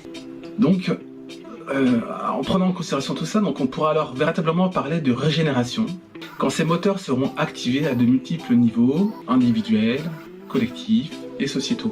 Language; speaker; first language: French; native; French